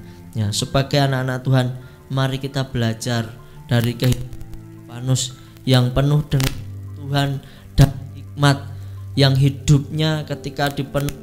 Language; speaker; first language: Indonesian; native; Indonesian